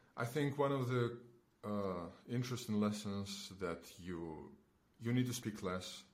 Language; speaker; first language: English; non-native, fluent; Belarusian